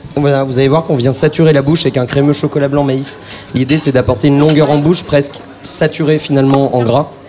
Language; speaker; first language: French; native; French